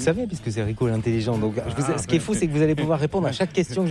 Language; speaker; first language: French; native; French